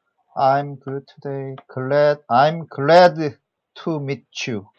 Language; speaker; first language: English; non-native, learner; Korean